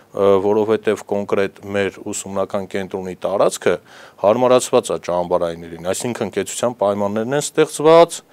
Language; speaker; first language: Armenian; native; Armenian